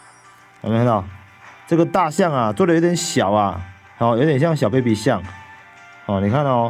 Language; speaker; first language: Chinese; native; Chinese